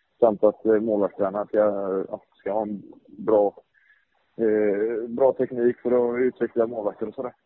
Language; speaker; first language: Swedish; native; Swedish